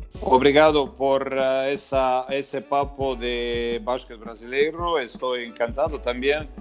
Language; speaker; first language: Portuguese; non-native, learner; Croatian